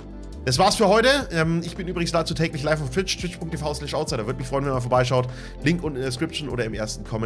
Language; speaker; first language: German; native; German